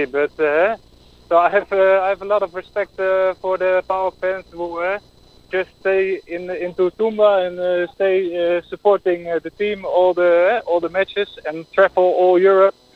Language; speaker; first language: English; non-native, fluent; Dutch